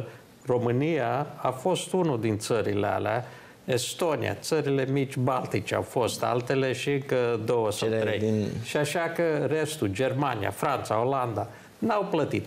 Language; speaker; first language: Romanian; early bilingual, heritage; Romanian